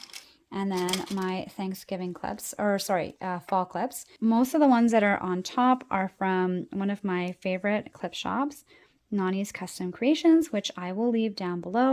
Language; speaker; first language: English; native; English